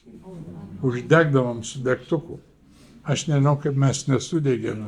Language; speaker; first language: Lithuanian; native; Lithuanian